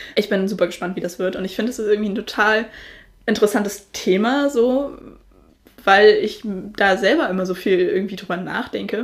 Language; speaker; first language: German; native; German